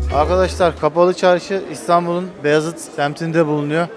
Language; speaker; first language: Turkish; native; Turkish